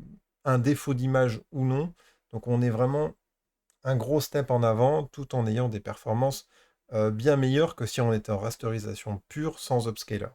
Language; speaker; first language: French; native; French